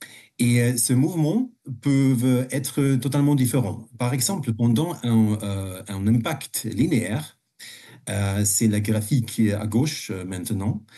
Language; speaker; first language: French; non-native, fluent; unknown